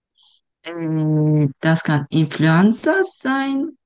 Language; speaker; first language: German; non-native, fluent; Turkish